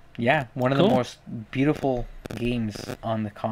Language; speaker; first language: English; native; English